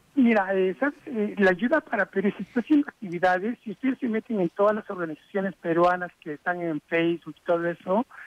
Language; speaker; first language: Spanish; native; Spanish